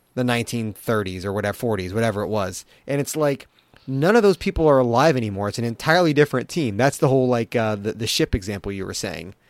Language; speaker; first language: English; native; English